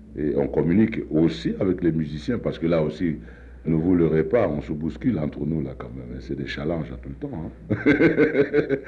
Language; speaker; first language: French; non-native, local second language; Duala